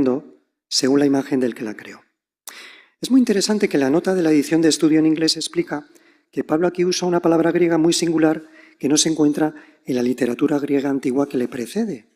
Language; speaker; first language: Spanish; native; Spanish